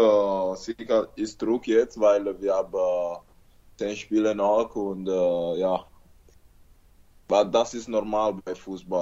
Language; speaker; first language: German; non-native, learner; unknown